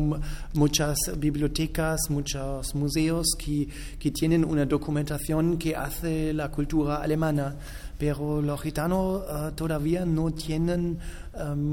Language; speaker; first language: Spanish; non-native, fluent; German